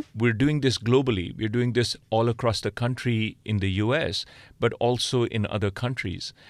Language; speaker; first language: English; non-native, local second language; Punjabi